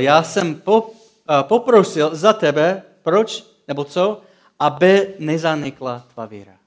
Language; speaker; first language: Czech; non-native, fluent; English